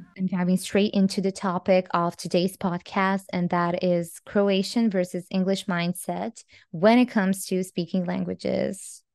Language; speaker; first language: English; non-native, fluent; Croatian